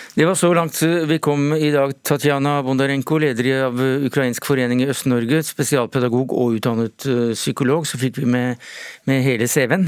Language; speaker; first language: Norwegian; native; Norwegian